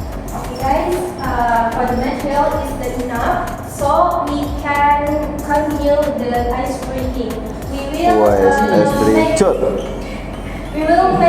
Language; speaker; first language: English; non-native, learner; Indonesian